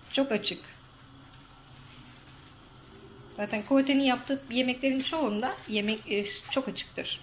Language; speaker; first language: Turkish; native; Turkish